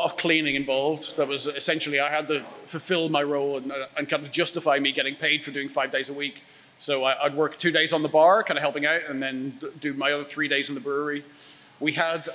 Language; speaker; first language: English; native; English